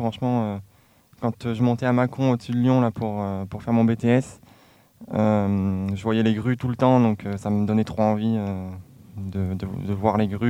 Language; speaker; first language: French; native; French